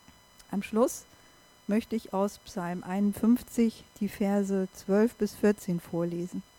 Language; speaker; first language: German; native; German